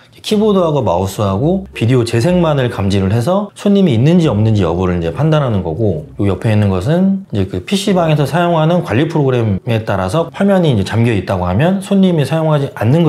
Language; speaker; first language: Korean; native; Korean